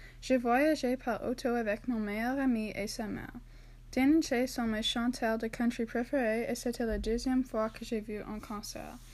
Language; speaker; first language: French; non-native, learner; English